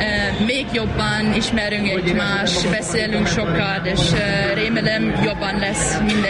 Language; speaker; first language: Hungarian; non-native, learner; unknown